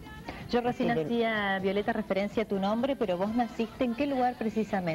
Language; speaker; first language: Spanish; native; Spanish